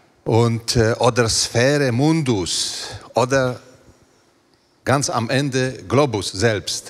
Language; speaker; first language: German; non-native, fluent; Polish